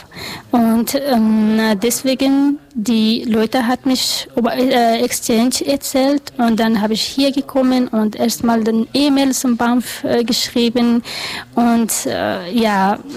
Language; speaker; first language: German; non-native, learner; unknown